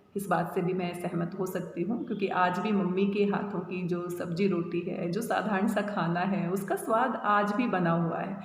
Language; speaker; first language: Hindi; native; Hindi